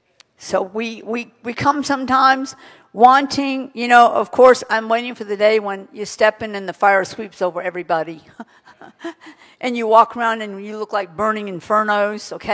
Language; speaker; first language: English; native; English